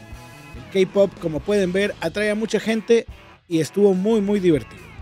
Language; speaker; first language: Spanish; native; Spanish